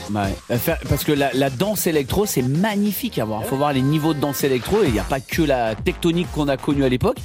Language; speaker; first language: French; native; French